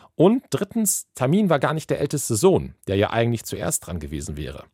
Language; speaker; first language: German; native; German